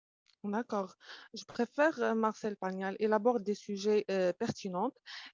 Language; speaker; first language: French; non-native, fluent; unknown